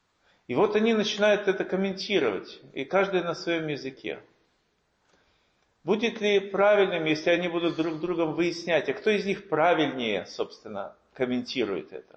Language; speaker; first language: Russian; native; Russian